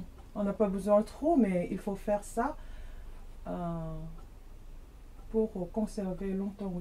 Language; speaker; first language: French; non-native, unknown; Korean